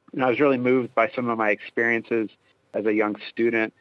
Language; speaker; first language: English; native; English